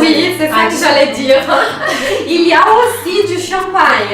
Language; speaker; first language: French; non-native, fluent; Portuguese